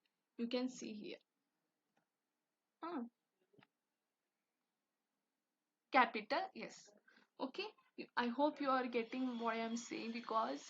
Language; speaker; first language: English; non-native, local second language; Hindi